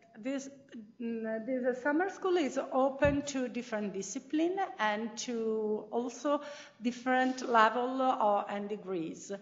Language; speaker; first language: English; non-native, fluent; Italian